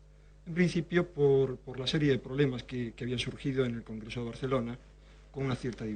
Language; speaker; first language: Spanish; native; Spanish